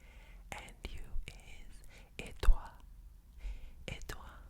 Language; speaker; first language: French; non-native, fluent; English